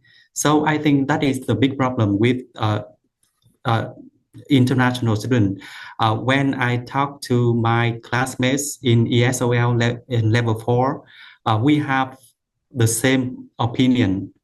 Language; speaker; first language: English; non-native, learner; Vietnamese